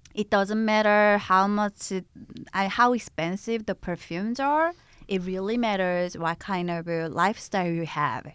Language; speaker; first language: English; non-native, fluent; Korean